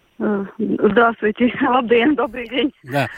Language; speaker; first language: Russian; non-native, local second language; Latvian